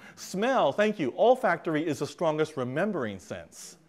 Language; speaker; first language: English; native; English